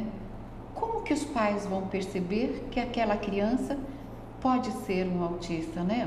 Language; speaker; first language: Portuguese; native; Portuguese